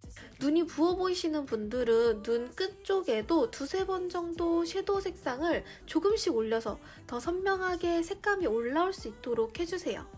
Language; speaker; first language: Korean; native; Korean